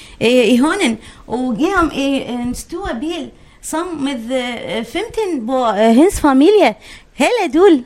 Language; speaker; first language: Danish; non-native, learner; Arabic